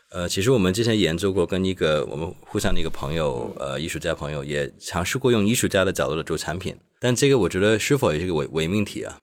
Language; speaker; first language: Chinese; non-native, local second language; Cantonese